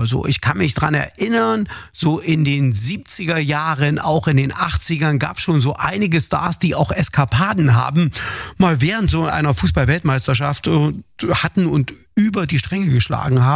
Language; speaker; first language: German; native; German